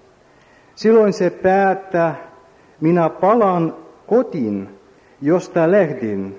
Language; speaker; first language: Finnish; non-native, learner; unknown